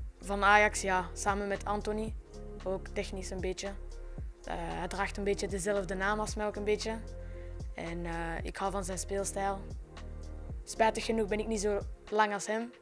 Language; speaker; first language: Dutch; non-native, local second language; French